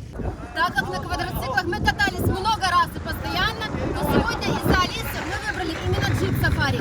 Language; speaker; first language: Russian; native; Russian